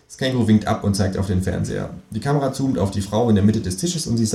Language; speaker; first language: German; native; German